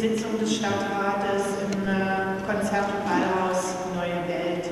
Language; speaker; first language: German; native; German